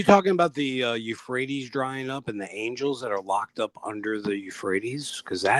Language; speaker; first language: English; native; English